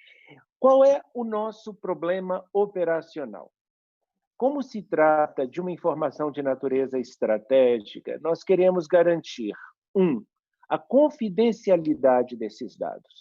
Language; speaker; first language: Portuguese; native; Portuguese